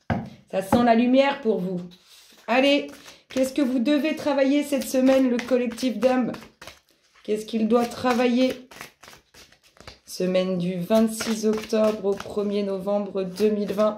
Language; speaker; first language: French; native; French